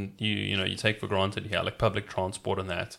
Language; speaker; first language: English; native; English